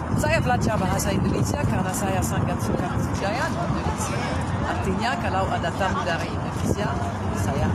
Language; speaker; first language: Indonesian; non-native, fluent; French